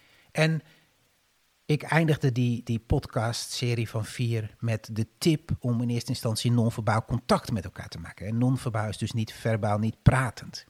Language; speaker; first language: Dutch; native; Dutch